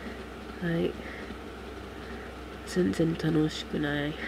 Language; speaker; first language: Japanese; non-native, fluent; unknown